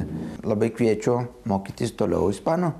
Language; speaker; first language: Lithuanian; non-native, fluent; Spanish